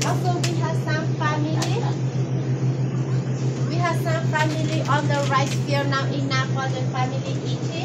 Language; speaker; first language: English; non-native, learner; Hmong